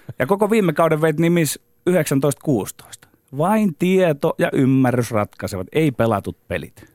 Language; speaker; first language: Finnish; native; Finnish